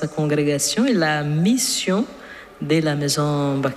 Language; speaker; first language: French; non-native, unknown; Portuguese